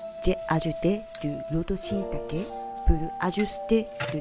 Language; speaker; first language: French; non-native, learner; Japanese